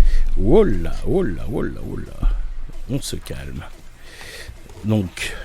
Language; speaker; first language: French; native; French